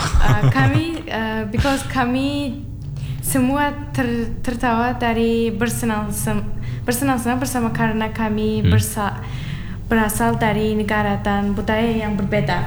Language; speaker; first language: Indonesian; non-native, learner; Turkmen